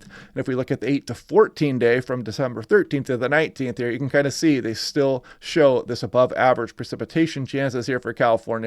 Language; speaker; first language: English; native; English